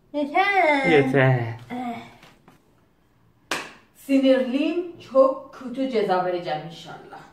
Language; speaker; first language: Turkish; non-native, learner; Azerbaijani